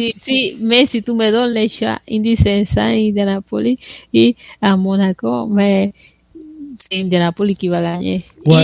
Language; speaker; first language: French; non-native, fluent; Spanish